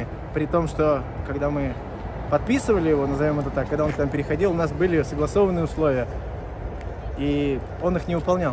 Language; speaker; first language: Russian; native; Russian